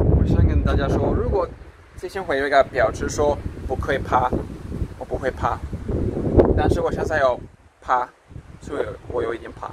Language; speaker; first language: Chinese; non-native, learner; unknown